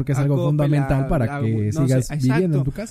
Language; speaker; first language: Spanish; native; Spanish